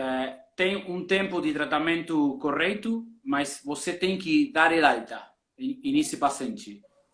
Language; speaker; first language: Portuguese; non-native, learner; Spanish